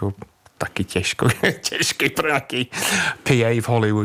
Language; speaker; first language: Czech; non-native, fluent; English